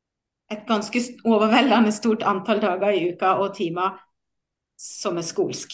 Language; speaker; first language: Norwegian; native; Norwegian